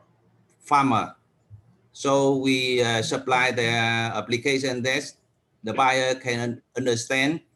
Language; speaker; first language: English; non-native, learner; Vietnamese